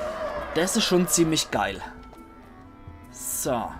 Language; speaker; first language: German; native; German